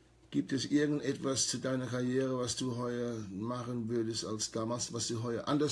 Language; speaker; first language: German; native; German